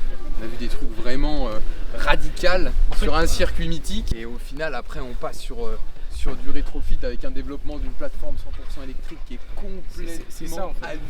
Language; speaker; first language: French; native; French